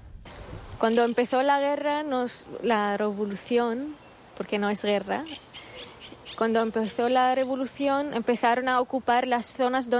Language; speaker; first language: Spanish; non-native, fluent; Arabic